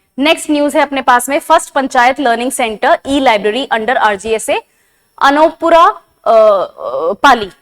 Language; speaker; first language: Hindi; native; Hindi